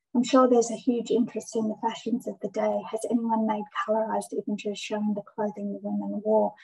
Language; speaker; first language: English; native; English